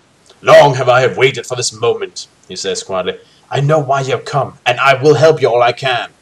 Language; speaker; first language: English; native; English